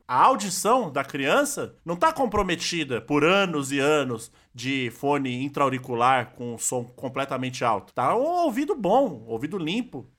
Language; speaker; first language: Portuguese; native; Portuguese